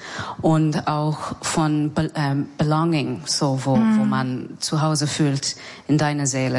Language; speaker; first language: German; non-native, learner; English